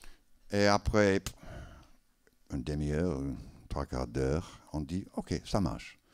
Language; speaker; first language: French; non-native, learner; English